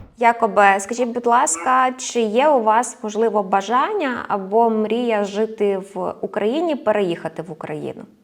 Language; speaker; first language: Ukrainian; native; Ukrainian